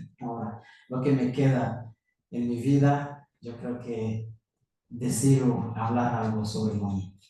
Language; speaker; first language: Spanish; non-native, fluent; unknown